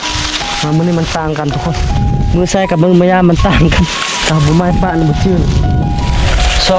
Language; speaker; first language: Thai; non-native, local second language; Lao